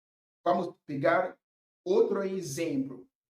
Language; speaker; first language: Portuguese; non-native, fluent; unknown